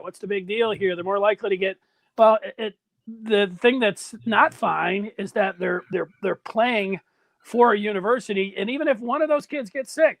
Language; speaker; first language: English; native; English